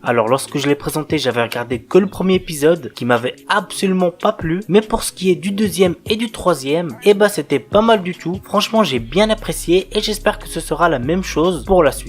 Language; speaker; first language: French; native; French